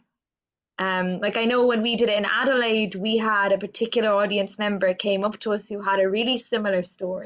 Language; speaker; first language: English; native; English